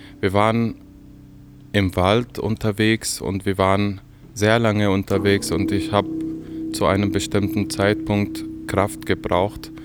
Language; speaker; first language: German; non-native, fluent; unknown